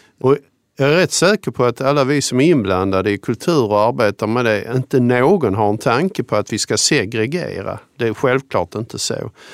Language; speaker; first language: Swedish; native; Swedish